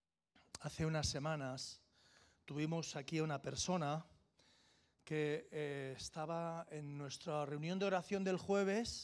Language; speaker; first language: Spanish; native; Spanish